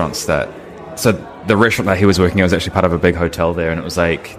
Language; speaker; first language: English; native; English